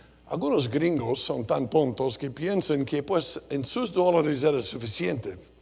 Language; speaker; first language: Spanish; non-native, fluent; English